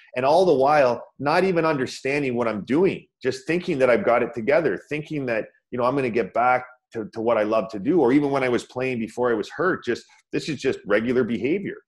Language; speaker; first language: English; native; English